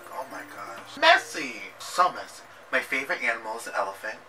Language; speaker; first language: English; native; English